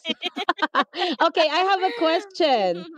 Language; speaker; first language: English; non-native, local second language; Filipino